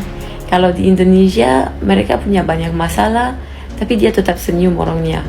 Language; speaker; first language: Indonesian; non-native, fluent; French